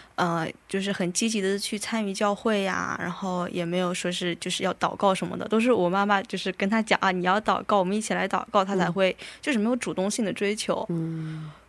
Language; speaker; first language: Chinese; native; Chinese